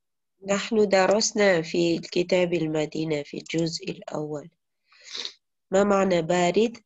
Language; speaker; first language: Arabic; non-native, fluent; Uzbek